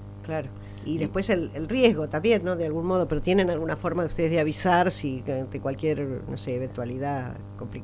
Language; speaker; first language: Spanish; native; Spanish